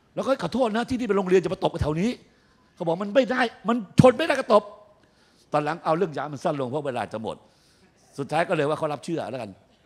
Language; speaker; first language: Thai; native; Thai